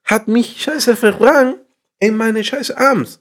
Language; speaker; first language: German; non-native, learner; Spanish